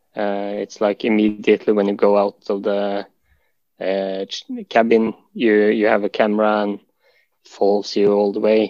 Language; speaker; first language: English; non-native, fluent; Norwegian